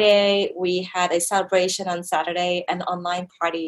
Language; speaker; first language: English; native; English